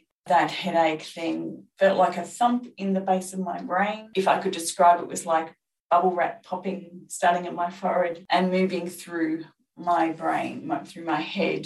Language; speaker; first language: English; native; English